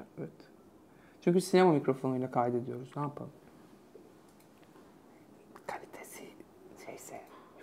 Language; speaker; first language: Turkish; native; Turkish